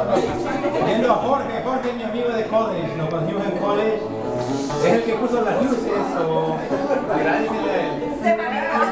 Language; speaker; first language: Spanish; early bilingual, heritage; Spanish